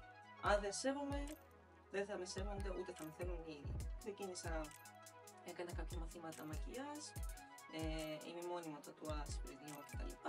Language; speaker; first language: Greek; early bilingual, heritage; Greek